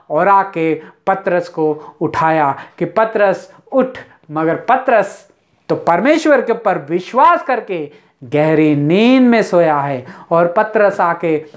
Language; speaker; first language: Hindi; non-native, local second language; Telugu